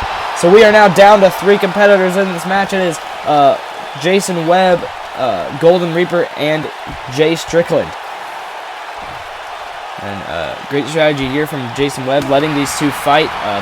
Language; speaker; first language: English; native; English